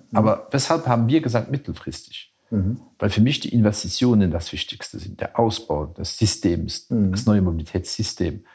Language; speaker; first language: German; non-native, local second language; Luxembourgish